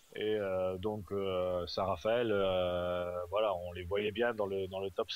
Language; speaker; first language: French; native; French